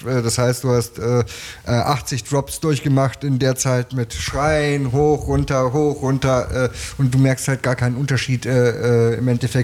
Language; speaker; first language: German; native; German